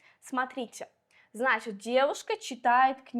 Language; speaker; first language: Russian; non-native, local second language; Uzbek